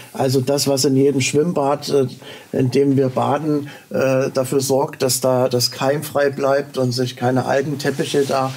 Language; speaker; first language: German; native; German